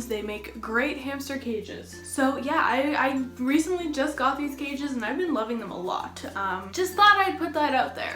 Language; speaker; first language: English; native; English